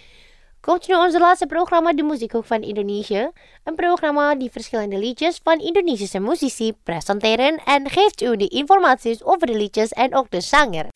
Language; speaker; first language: Dutch; non-native, fluent; Indonesian